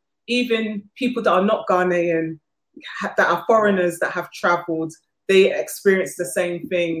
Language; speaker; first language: English; native; English